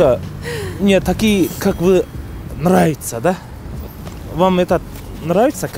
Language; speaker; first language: Russian; non-native, local second language; Kyrgyz